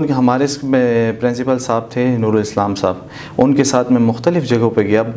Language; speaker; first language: Urdu; native; Urdu